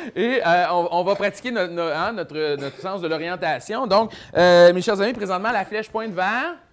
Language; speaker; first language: French; native; French